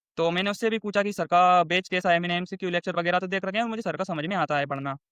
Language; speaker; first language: Hindi; native; Hindi